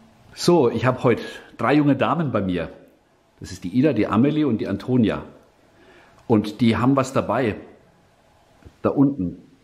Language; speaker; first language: German; native; German